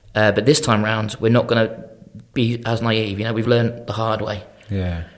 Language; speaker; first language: English; native; English